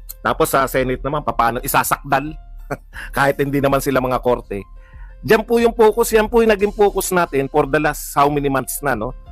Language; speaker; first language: Filipino; native; Filipino